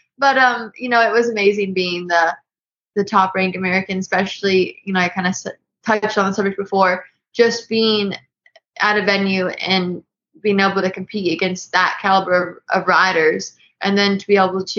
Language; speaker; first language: English; native; English